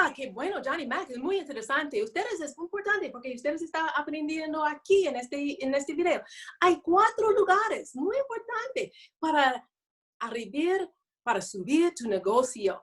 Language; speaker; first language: Spanish; non-native, learner; English